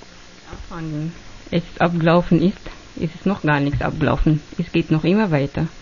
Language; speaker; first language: German; non-native, learner; Arabic